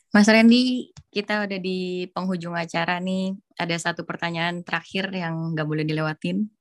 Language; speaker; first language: Indonesian; native; Indonesian